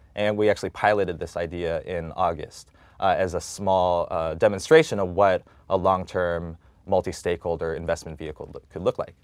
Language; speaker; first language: English; native; English